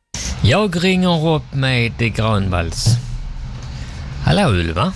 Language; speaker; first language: Swedish; native; Swedish